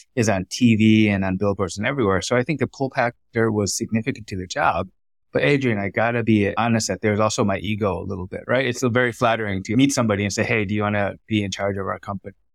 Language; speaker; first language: English; early bilingual, other home language; Vietnamese